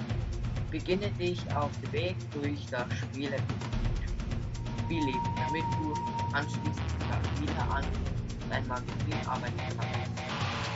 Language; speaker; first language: German; native; German